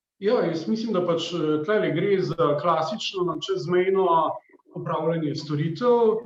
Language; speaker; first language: Slovenian; native; Slovenian